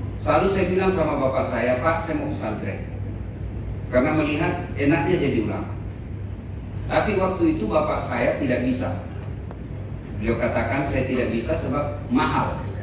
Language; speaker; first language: Indonesian; non-native, local second language; Buginese